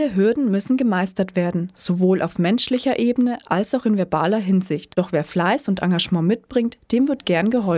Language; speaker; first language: German; native; German